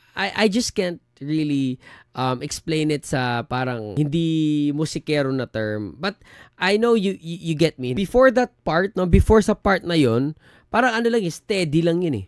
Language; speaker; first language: Filipino; non-native, local second language; Cebuano